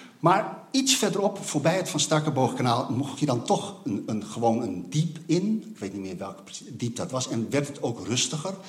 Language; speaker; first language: Dutch; native; Dutch